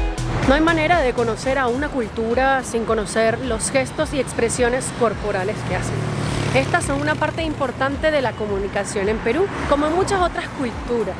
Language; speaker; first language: Spanish; native; Spanish